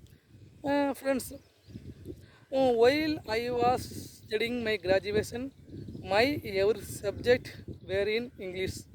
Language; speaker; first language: English; non-native, learner; Tamil